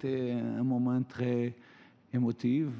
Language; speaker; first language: French; non-native, fluent; Portuguese